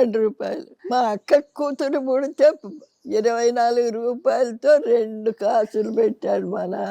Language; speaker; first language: Telugu; native; Telugu